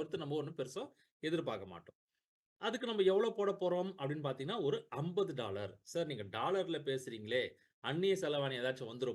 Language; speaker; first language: Tamil; native; Tamil